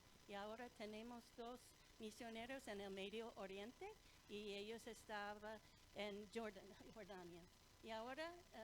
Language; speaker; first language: Spanish; non-native, fluent; English